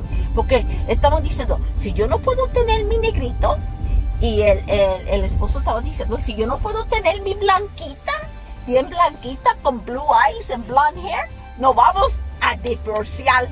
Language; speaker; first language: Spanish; early bilingual, heritage; Spanish